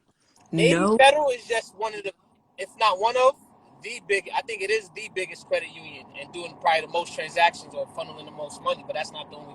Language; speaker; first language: English; native; English